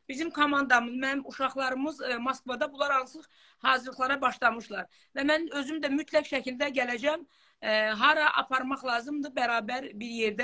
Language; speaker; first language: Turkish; non-native, learner; Azerbaijani